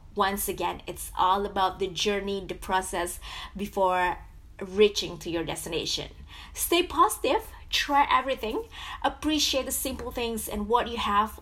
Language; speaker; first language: English; non-native, fluent; Indonesian